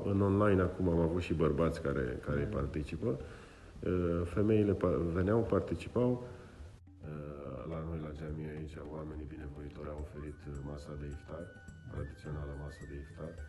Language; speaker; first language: Romanian; non-native, local second language; Crimean Tatar